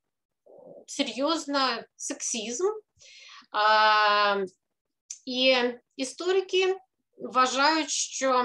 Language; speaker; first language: Ukrainian; non-native, fluent; Russian